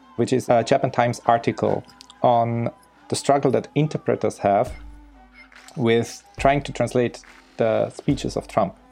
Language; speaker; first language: English; non-native, fluent; German